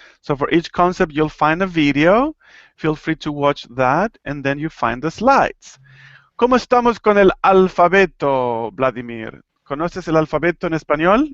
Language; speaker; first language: Spanish; native; Spanish